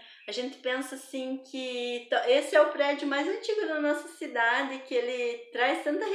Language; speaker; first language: Portuguese; native; Portuguese